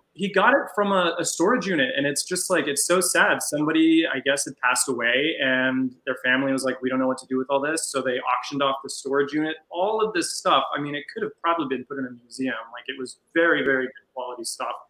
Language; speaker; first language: English; native; English